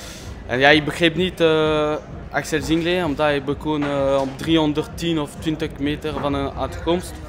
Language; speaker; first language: Dutch; non-native, local second language; French